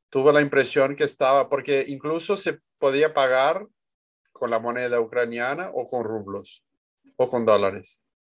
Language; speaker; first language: Spanish; non-native, fluent; Portuguese